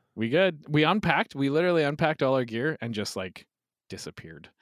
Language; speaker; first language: English; native; English